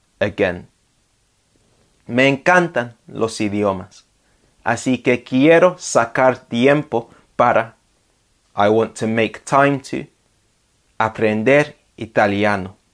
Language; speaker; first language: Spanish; non-native, fluent; English